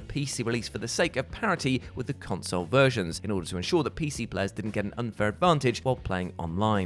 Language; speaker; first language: English; native; English